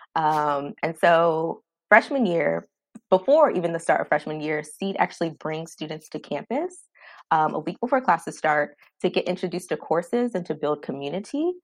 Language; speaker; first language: English; native; English